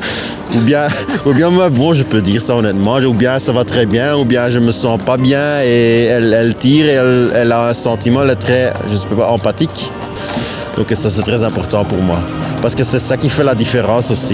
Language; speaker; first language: French; non-native, local second language; Dutch